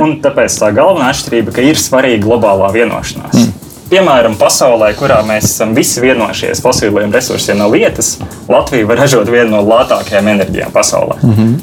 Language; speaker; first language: Latvian; native; Latvian